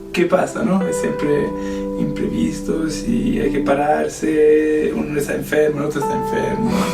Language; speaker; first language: Spanish; non-native, fluent; Portuguese